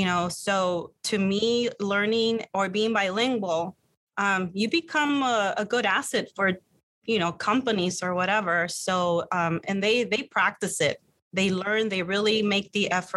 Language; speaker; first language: English; early bilingual, other home language; Spanish